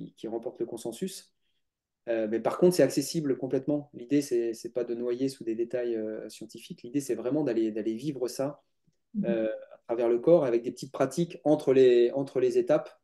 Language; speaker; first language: French; native; French